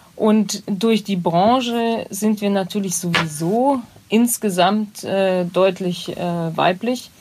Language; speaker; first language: German; native; German